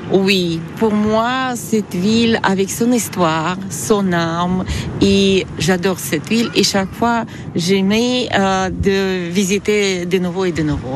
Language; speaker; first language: French; non-native, fluent; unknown